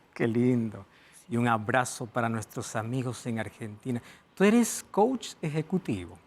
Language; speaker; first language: Spanish; non-native, fluent; Portuguese